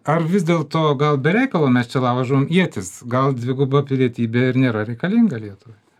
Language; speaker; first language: Lithuanian; native; Lithuanian